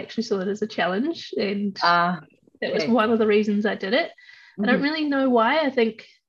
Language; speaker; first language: English; native; English